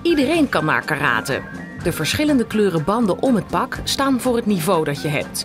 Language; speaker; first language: Dutch; native; Dutch